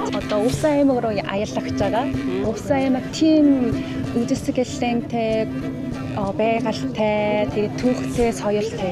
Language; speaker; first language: Mongolian; non-native, fluent; Korean